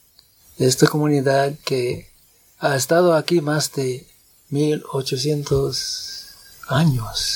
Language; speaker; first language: Spanish; non-native, fluent; English